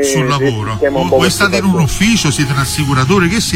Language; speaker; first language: Italian; native; Italian